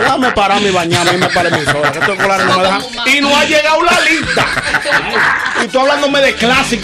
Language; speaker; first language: Spanish; native; Spanish